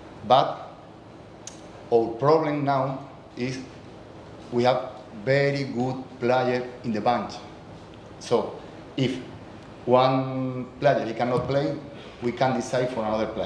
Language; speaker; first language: English; non-native, learner; Spanish